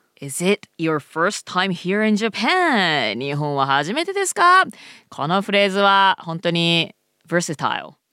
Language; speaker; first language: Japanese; native; Japanese